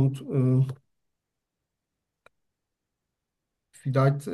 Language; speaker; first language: German; non-native, learner; Turkish